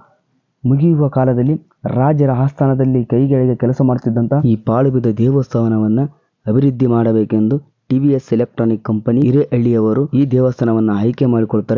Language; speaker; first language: Kannada; native; Kannada